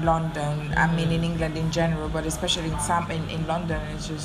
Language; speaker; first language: English; non-native, fluent; Seselwa Creole French